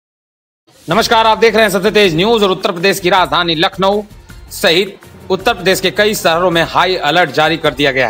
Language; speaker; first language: Hindi; native; Hindi